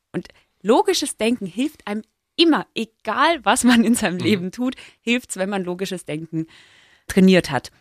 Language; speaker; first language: German; native; German